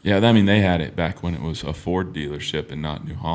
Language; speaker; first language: English; native; English